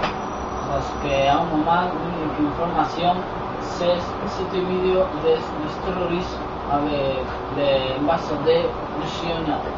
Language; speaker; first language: French; non-native, learner; Spanish